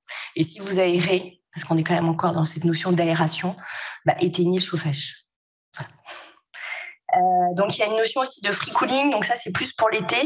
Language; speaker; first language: French; native; French